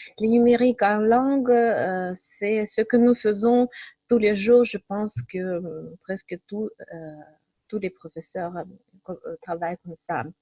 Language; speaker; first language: French; non-native, fluent; Russian